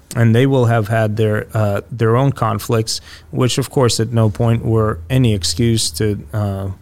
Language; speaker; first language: English; early bilingual, other home language; Russian